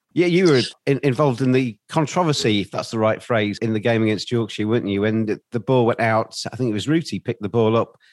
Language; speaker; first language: English; native; English